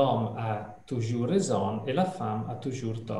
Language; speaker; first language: French; non-native, fluent; Italian